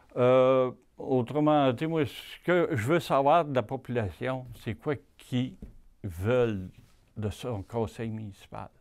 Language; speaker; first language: French; native; French